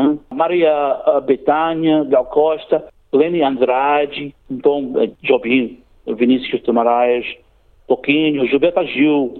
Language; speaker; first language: Portuguese; non-native, learner; English